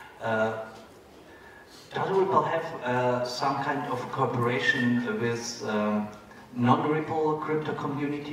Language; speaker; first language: English; non-native, fluent; German